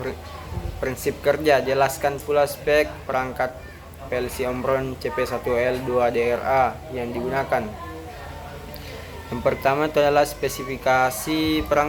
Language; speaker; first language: Indonesian; native; Indonesian